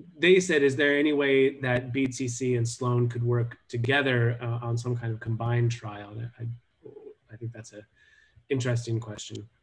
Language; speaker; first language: English; native; English